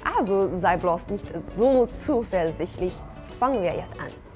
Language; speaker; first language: German; non-native, fluent; Chinese